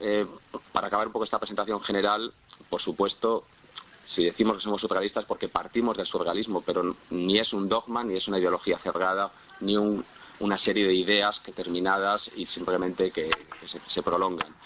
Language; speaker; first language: Spanish; native; Spanish